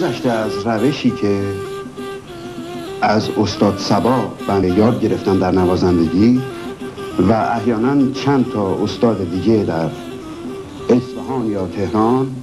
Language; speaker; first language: Persian; native; Persian